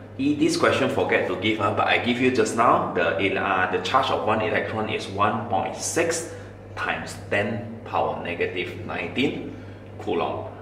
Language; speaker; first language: English; non-native, local second language; Chinese